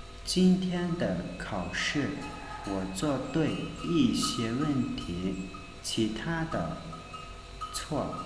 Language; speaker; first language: Chinese; non-native, fluent; Hmong